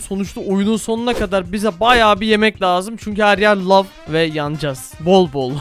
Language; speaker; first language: Turkish; native; Turkish